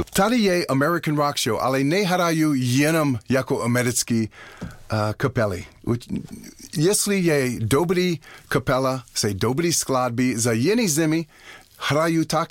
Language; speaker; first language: Czech; non-native, learner; English